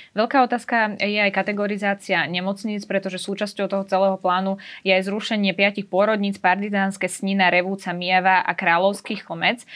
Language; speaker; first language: Slovak; native; Slovak